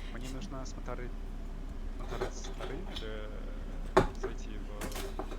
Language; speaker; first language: Russian; non-native, learner; English